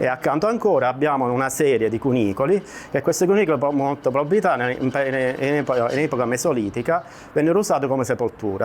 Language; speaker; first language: Italian; native; Italian